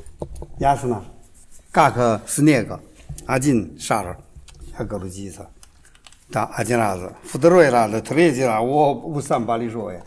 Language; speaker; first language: Russian; non-native, learner; Chinese